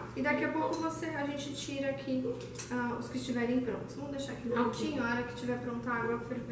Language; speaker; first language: Portuguese; native; Portuguese